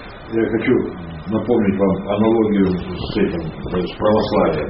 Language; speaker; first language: Russian; native; Russian